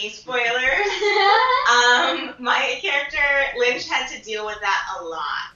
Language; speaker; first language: English; native; English